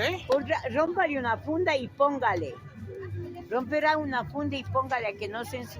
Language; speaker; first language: Spanish; native; Spanish